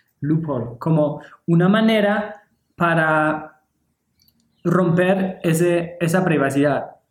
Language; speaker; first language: Spanish; non-native, fluent; English